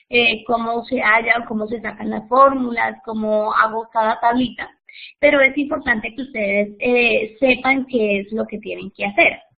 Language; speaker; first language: Spanish; native; Spanish